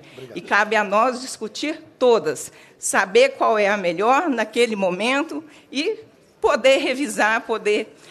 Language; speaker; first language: Portuguese; native; Portuguese